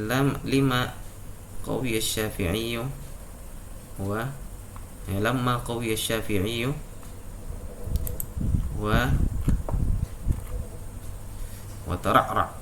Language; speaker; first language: Arabic; non-native, fluent; Indonesian